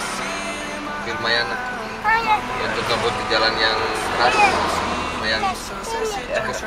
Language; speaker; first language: Indonesian; native; Indonesian